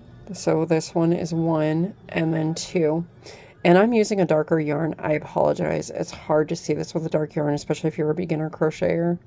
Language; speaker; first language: English; native; English